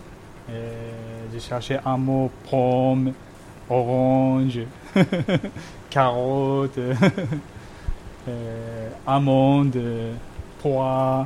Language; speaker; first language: French; non-native, fluent; Japanese